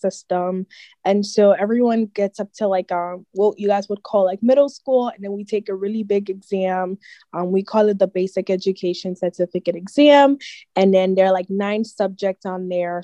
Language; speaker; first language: English; non-native, local second language; Akan